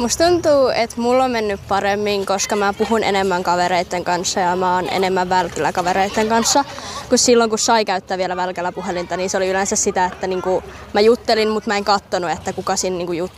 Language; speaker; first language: Finnish; native; Finnish